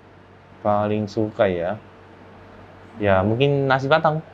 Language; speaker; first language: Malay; non-native, fluent; Chinese